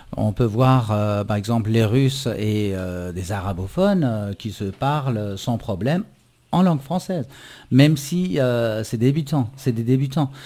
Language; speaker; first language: French; non-native, fluent; Persian